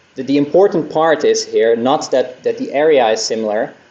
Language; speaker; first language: English; non-native, fluent; Dutch